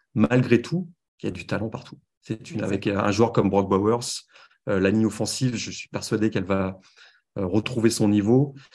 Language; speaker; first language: French; native; French